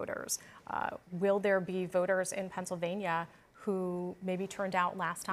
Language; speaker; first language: English; native; English